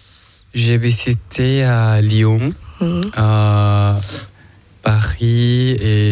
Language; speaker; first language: French; non-native, learner; Thai